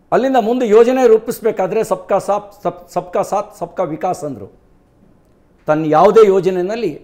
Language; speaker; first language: Kannada; native; Kannada